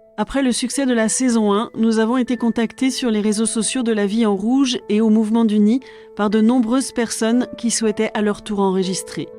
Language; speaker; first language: French; native; French